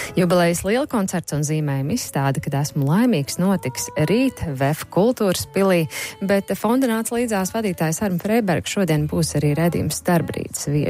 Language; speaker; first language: Latvian; native; Latvian